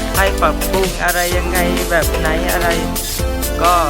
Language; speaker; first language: Thai; non-native, local second language; Malay